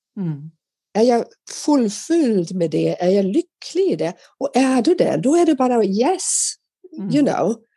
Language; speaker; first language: Swedish; non-native, fluent; German